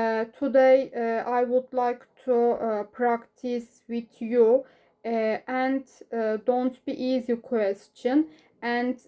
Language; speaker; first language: English; non-native, learner; Turkish